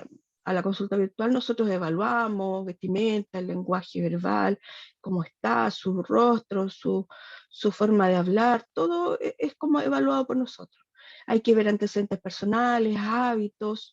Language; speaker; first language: Spanish; native; Spanish